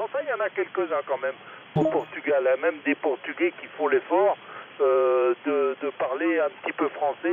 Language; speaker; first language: French; native; French